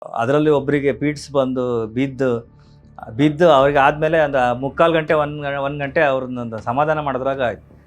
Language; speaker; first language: Kannada; native; Kannada